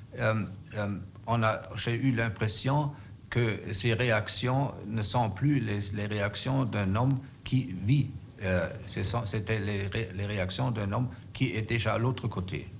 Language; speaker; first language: French; non-native, fluent; German